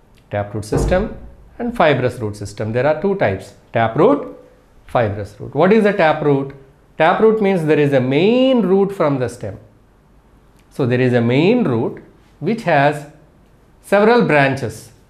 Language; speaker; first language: English; non-native, local second language; Telugu